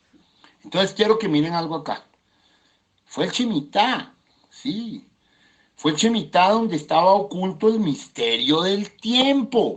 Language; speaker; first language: Spanish; native; Spanish